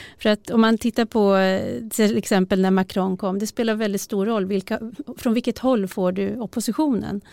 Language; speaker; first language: Swedish; native; Swedish